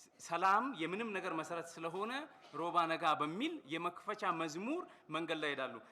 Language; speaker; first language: Amharic; non-native, local second language; Oromo